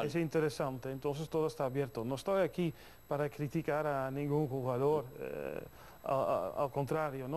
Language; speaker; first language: Spanish; non-native, fluent; Dutch